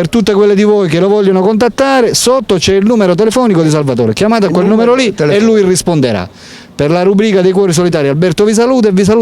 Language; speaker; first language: Italian; native; Italian